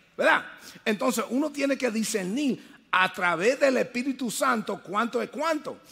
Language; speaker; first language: Spanish; early bilingual, heritage; Spanish